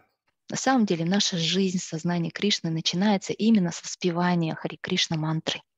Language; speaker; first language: Russian; native; Russian